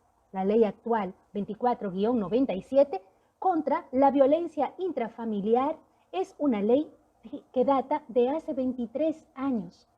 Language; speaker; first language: Spanish; native; Spanish